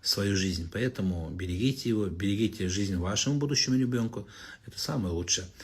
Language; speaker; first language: Russian; non-native, local second language; Kazakh